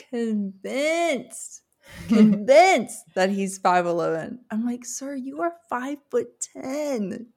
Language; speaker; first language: English; native; English